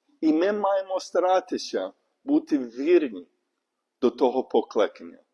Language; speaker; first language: Ukrainian; non-native, learner; English